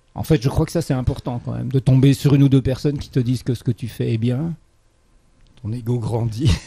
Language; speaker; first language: French; native; French